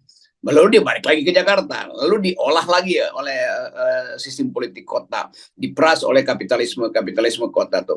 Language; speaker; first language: Indonesian; native; Indonesian